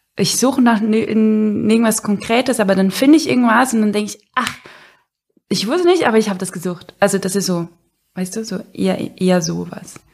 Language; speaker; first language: German; non-native, fluent; Portuguese